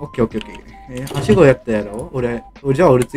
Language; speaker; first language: Japanese; native; Japanese